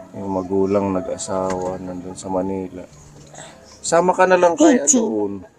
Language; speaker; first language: Filipino; non-native, local second language; Waray